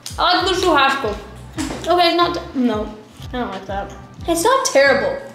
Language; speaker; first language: English; native; English